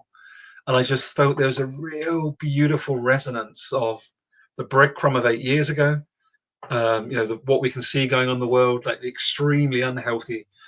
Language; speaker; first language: English; native; English